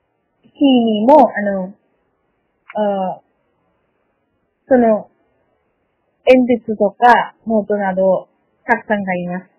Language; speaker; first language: Japanese; non-native, learner; Malayalam